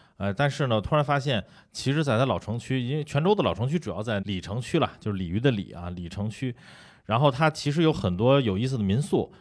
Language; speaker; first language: Chinese; native; Chinese